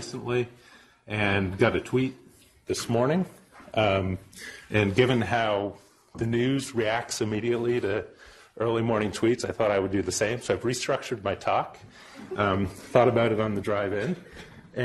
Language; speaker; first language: English; native; English